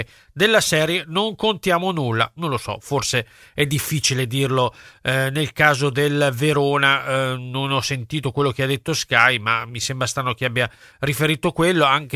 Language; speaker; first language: Italian; native; Italian